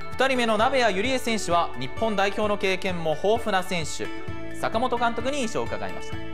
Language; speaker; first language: Japanese; native; Japanese